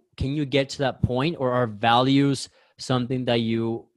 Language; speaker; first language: English; early bilingual, other home language; Spanish